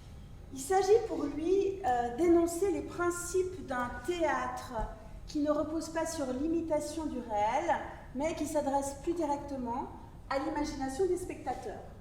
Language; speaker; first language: French; native; French